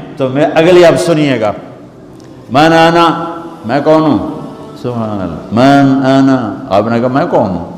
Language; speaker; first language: Urdu; non-native, local second language; Punjabi